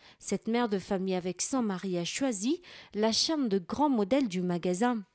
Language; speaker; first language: French; non-native, local second language; Malagasy